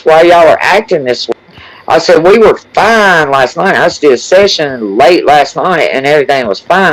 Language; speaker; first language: English; native; English